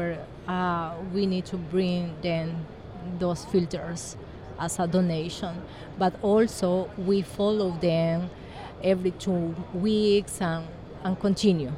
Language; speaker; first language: English; non-native, learner; Spanish